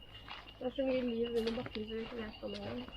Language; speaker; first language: Norwegian; early bilingual, heritage; Norwegian